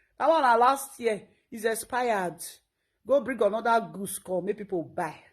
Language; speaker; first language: Nigerian Pidgin; non-native, local second language; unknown